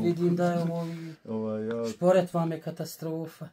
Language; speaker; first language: Bosnian; native; Bosnian